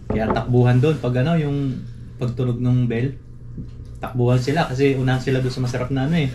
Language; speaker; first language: Filipino; native; Filipino